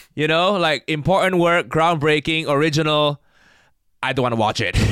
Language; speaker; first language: English; non-native, local second language; Cantonese